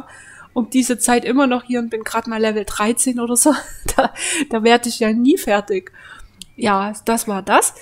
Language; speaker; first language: German; native; German